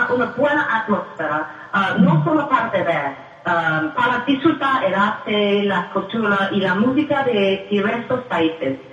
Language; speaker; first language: Spanish; non-native, fluent; English